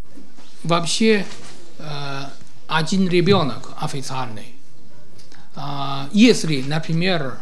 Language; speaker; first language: Russian; non-native, learner; Chinese